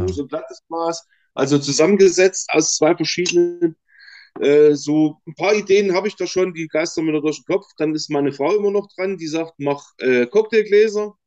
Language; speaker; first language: German; native; German